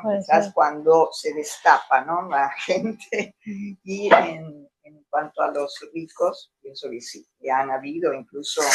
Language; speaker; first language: Spanish; non-native, fluent; Italian